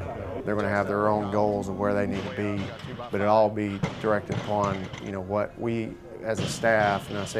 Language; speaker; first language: English; native; English